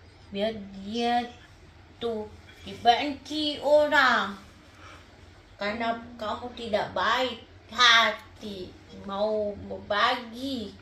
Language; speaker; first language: Indonesian; non-native, learner; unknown